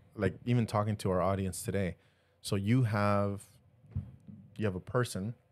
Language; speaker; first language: English; early bilingual, other home language; Spanish